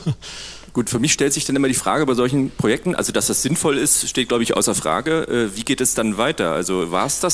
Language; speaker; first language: German; native; German